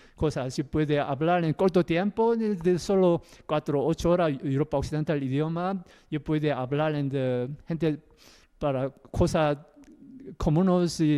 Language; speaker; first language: Spanish; non-native, learner; Korean